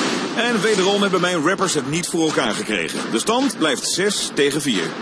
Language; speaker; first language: Dutch; native; Dutch